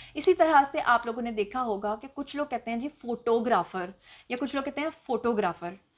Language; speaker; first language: Urdu; non-native, local second language; Punjabi